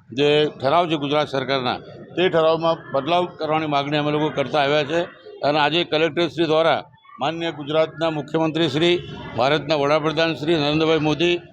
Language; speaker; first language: Gujarati; non-native, local second language; Marathi